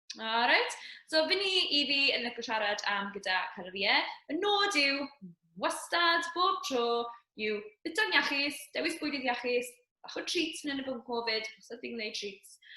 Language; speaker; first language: Welsh; native; Welsh